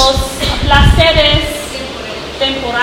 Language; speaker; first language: Spanish; non-native, learner; English